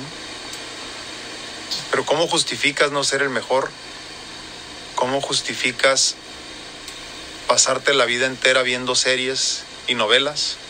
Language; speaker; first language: Spanish; native; Spanish